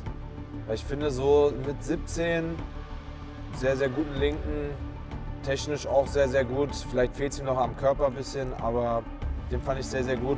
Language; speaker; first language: German; native; German